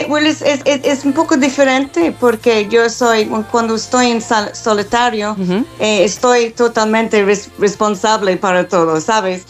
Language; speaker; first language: Spanish; non-native, fluent; English